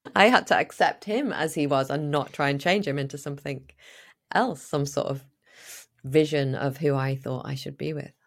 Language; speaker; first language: English; native; English